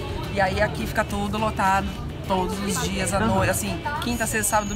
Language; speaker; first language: Portuguese; native; Portuguese